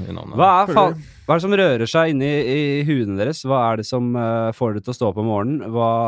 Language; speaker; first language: Norwegian; native; Norwegian